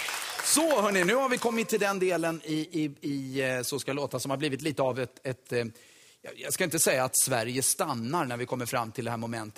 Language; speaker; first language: Swedish; native; Swedish